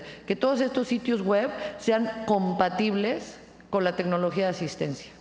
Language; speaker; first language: Spanish; native; Spanish